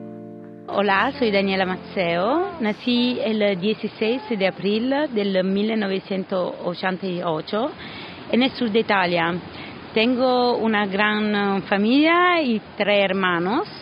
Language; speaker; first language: Spanish; non-native, learner; Italian